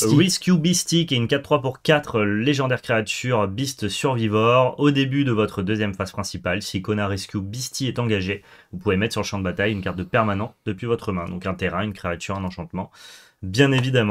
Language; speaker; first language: French; native; French